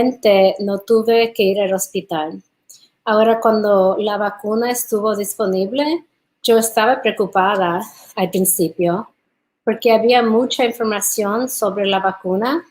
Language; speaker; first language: Spanish; early bilingual, heritage; English